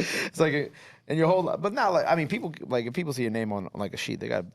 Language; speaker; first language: English; native; English